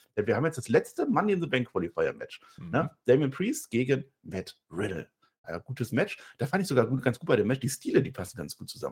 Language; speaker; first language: German; native; German